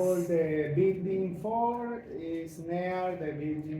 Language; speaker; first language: English; non-native, learner; Spanish